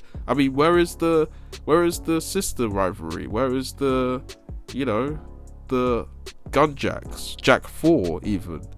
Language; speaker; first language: English; native; English